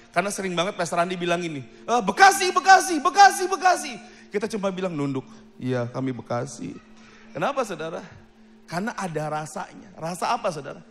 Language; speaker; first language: Indonesian; native; Indonesian